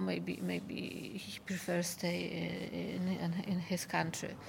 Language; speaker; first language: English; non-native, fluent; Polish